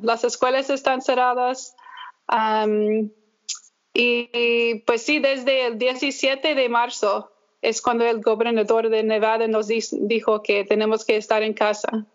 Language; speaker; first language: Spanish; early bilingual, heritage; English